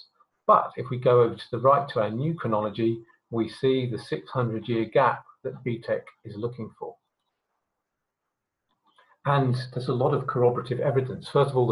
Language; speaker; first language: English; native; English